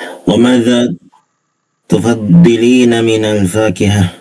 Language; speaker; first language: Arabic; non-native, learner; Indonesian